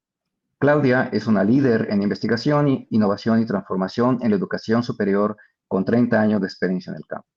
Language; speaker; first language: Spanish; native; Spanish